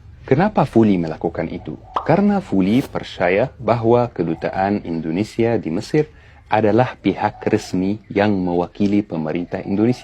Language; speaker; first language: Indonesian; non-native, fluent; Arabic